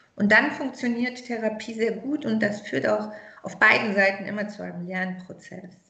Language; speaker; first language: German; early bilingual, other home language; Persian